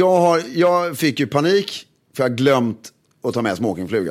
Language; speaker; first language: Swedish; native; Swedish